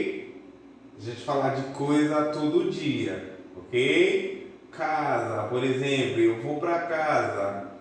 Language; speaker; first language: Portuguese; non-native, fluent; Haitian Creole